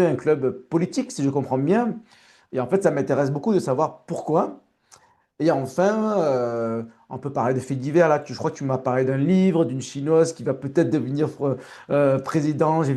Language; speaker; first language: French; native; French